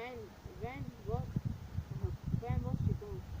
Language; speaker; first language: English; non-native, learner; Tajik